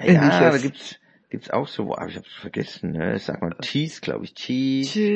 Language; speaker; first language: German; native; German